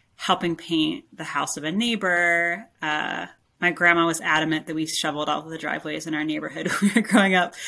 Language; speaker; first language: English; native; English